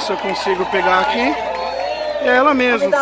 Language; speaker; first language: Portuguese; native; Portuguese